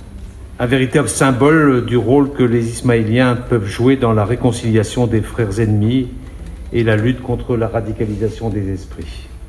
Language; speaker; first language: French; native; French